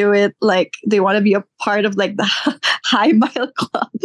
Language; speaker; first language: English; non-native, local second language; Filipino